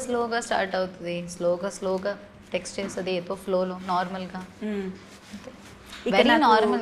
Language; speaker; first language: Telugu; non-native, learner; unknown